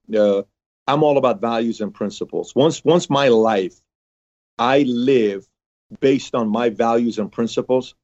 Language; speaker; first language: English; early bilingual, other home language; Persian